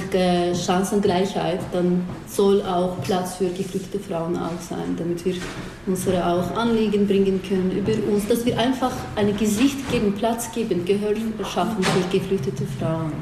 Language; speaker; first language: German; non-native, fluent; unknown